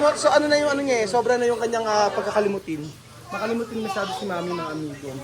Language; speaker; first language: Filipino; native; Filipino